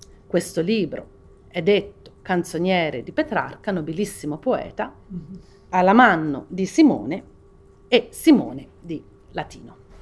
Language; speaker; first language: Italian; native; Italian